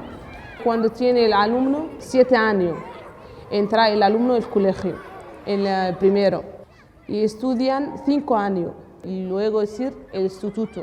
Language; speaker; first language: Spanish; non-native, learner; Arabic